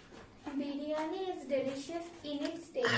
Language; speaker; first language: English; non-native, learner; Bangla